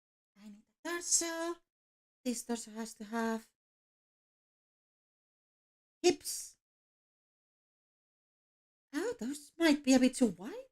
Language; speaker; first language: English; non-native, fluent; Spanish